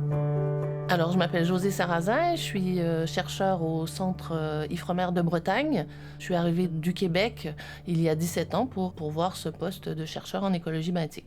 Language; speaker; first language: French; native; French